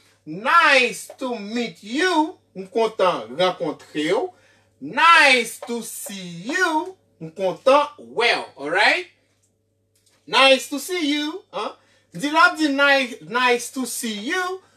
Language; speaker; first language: English; non-native, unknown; Haitian Creole